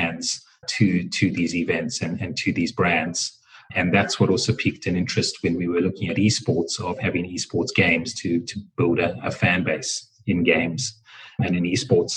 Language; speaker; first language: English; native; English